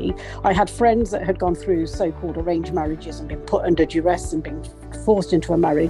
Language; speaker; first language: English; native; English